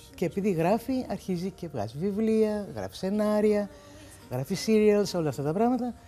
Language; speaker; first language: Greek; native; Greek